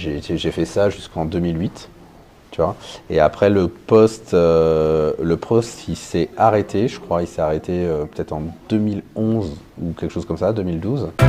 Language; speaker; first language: French; native; French